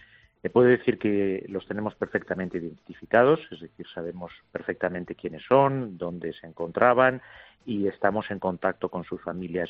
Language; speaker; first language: Spanish; native; Spanish